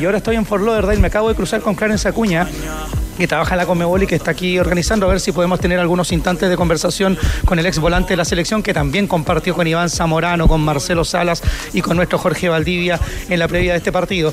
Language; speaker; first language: Spanish; native; Spanish